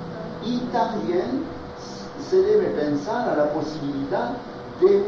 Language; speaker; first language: Spanish; non-native, fluent; French